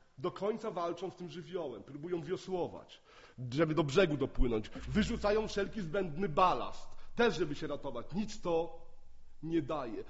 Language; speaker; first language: Polish; native; Polish